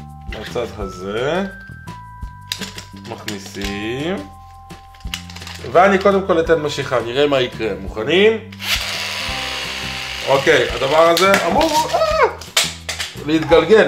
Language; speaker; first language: Hebrew; native; Hebrew